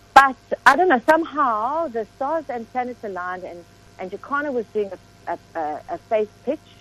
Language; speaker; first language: English; native; English